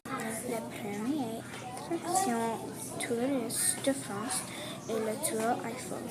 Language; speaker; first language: French; non-native, learner; English